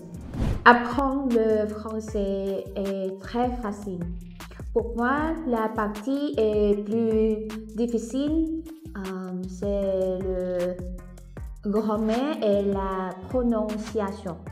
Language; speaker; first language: French; non-native, learner; Vietnamese